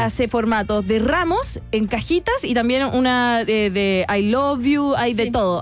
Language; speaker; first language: Spanish; native; Spanish